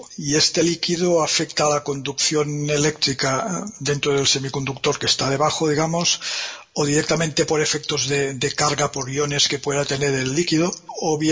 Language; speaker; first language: Spanish; native; Spanish